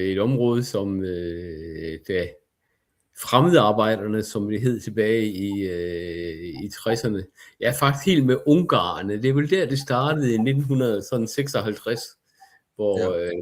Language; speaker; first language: Danish; native; Danish